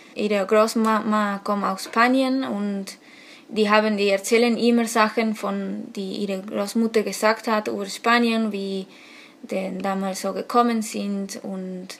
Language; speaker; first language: German; non-native, fluent; Spanish